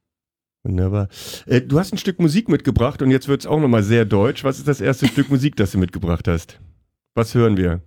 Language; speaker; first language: German; native; German